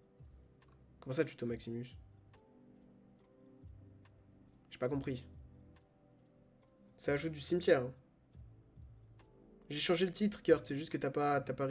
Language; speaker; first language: French; native; French